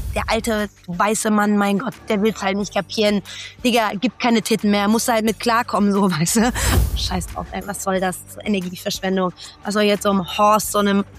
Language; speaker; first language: German; early bilingual, other home language; Persian